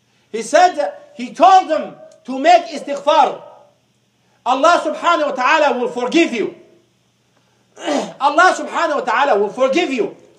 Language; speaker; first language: English; non-native, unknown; Arabic